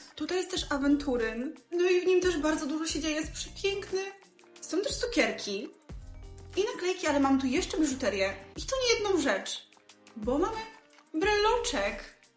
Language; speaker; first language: Polish; native; Polish